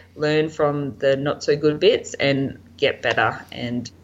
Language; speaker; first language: English; native; English